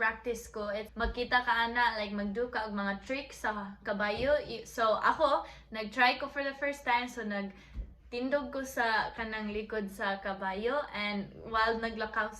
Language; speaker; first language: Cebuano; non-native, local second language; English